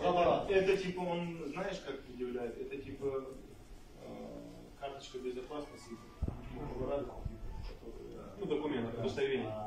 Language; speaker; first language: Russian; non-native, fluent; Arabic